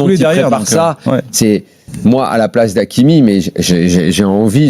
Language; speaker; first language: French; native; French